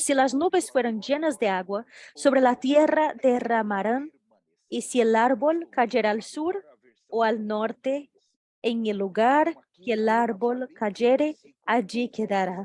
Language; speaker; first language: Spanish; non-native, fluent; Portuguese